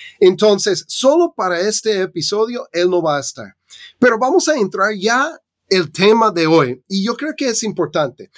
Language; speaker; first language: Spanish; non-native, fluent; English